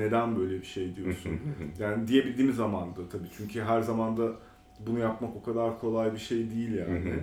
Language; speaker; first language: Turkish; native; Turkish